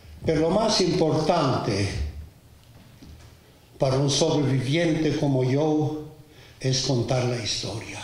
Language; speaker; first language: Spanish; non-native, fluent; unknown